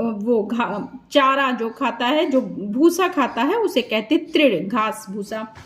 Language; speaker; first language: Hindi; native; Hindi